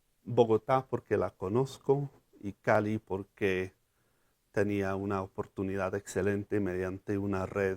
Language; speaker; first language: Spanish; non-native, fluent; English